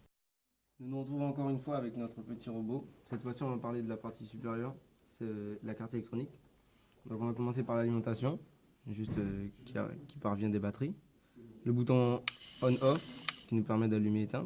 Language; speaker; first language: French; native; French